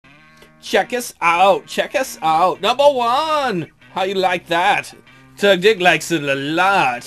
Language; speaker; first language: English; native; English